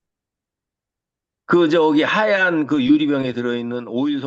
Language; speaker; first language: Korean; native; Korean